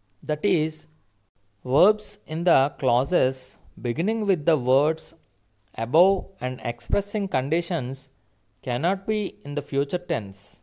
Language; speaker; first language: English; non-native, local second language; Telugu